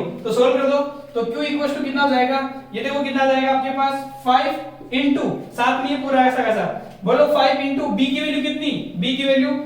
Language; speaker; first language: Hindi; native; Hindi